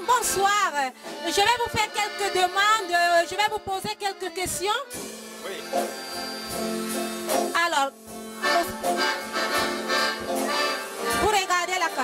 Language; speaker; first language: French; non-native, fluent; Italian